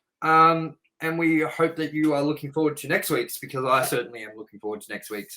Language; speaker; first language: English; native; English